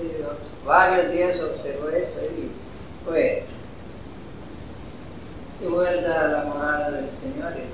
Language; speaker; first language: Spanish; non-native, fluent; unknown